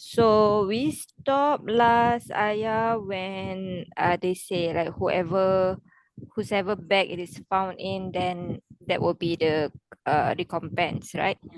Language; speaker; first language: English; non-native, local second language; Malay